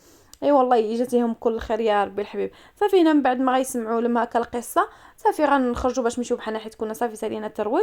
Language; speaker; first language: Arabic; native; Arabic